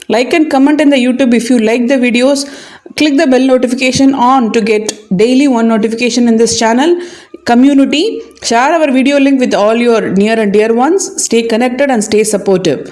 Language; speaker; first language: English; non-native, local second language; Tamil